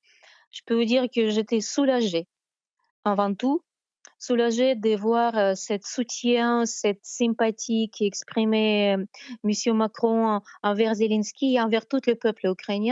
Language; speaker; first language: French; non-native, fluent; Ukrainian